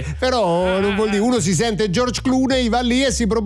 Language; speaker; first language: Italian; native; Italian